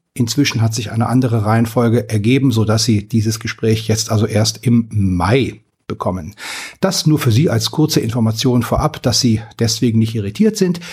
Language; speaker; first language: German; non-native, fluent; Italian